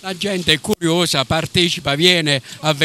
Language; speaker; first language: Italian; native; Italian